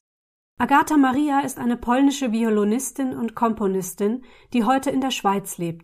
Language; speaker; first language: German; native; German